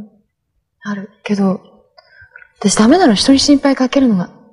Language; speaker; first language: Japanese; native; Japanese